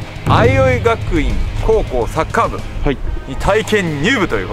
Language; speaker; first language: Japanese; native; Japanese